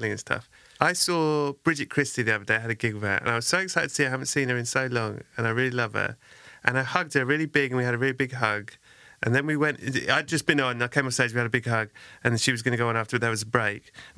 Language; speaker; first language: English; native; English